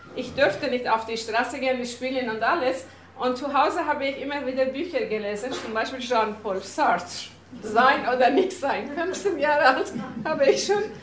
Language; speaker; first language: German; non-native, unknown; Persian